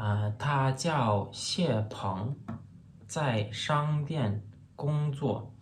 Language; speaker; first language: Chinese; non-native, fluent; Turkmen